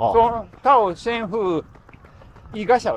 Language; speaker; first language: Chinese; non-native, learner; Japanese